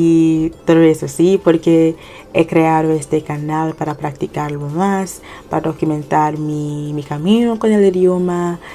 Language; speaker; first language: Spanish; non-native, fluent; English